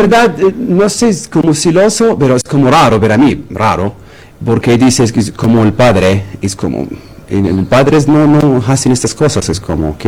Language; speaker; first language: Spanish; non-native, learner; Arabic